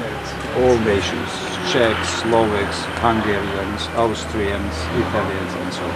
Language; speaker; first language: English; non-native, fluent; Czech